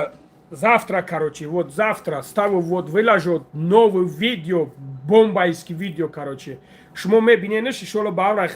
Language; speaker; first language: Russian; non-native, learner; Tajik